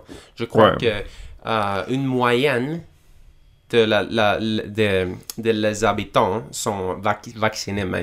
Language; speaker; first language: French; non-native, learner; English